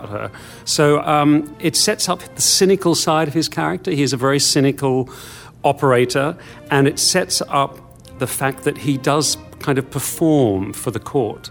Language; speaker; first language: English; native; English